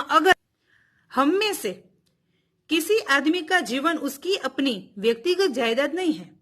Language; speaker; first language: Hindi; non-native, local second language; Gujarati